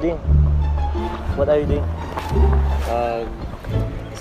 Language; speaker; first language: English; non-native, learner; Indonesian